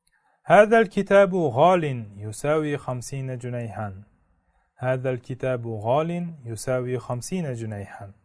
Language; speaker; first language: Arabic; non-native, fluent; Uzbek